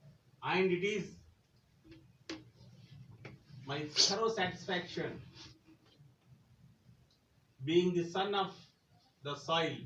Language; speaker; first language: English; non-native, local second language; Telugu